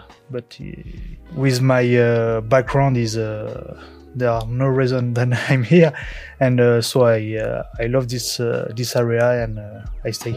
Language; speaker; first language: English; non-native, learner; French